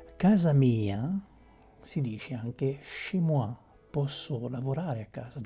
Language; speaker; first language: Italian; non-native, fluent; French